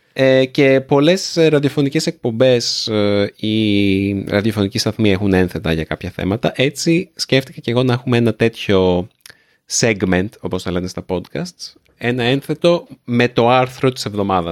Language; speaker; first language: Greek; native; Greek